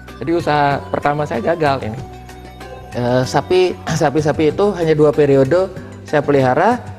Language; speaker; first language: Indonesian; non-native, local second language; Balinese